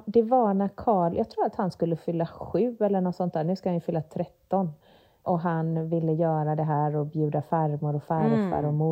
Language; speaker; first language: Swedish; native; Swedish